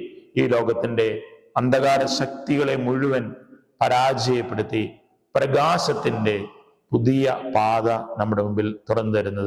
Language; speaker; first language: Malayalam; native; Malayalam